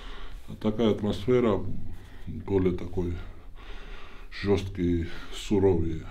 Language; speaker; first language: Russian; non-native, fluent; Georgian